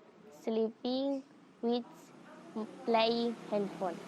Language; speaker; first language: English; non-native, learner; Indonesian